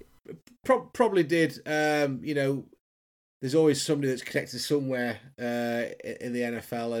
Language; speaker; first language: English; native; English